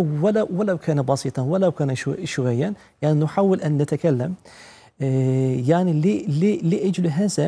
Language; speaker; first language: Arabic; non-native, fluent; Turkish